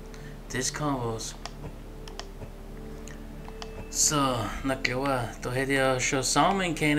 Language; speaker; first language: German; native; German